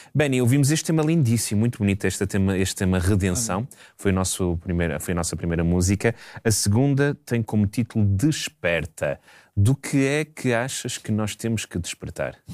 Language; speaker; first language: Portuguese; native; Portuguese